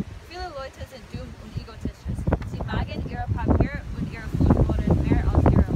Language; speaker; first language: German; non-native, learner; English